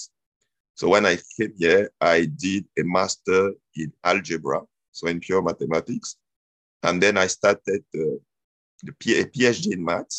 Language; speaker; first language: English; non-native, local second language; French